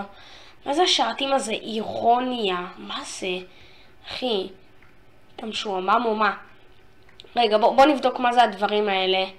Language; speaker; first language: Hebrew; native; Hebrew